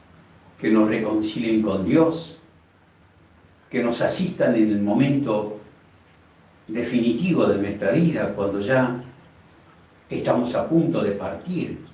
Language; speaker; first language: Spanish; native; Spanish